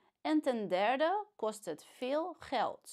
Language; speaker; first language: Dutch; non-native, fluent; Russian